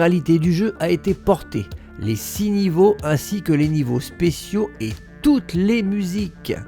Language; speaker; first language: French; native; French